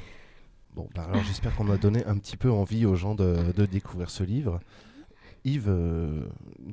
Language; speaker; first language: French; native; French